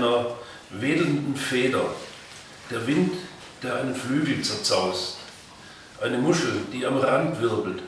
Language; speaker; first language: German; native; German